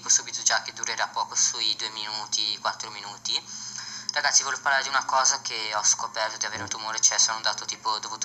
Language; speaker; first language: Italian; native; Italian